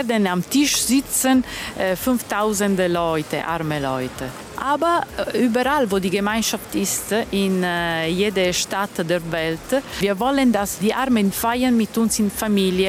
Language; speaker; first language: German; non-native, learner; Italian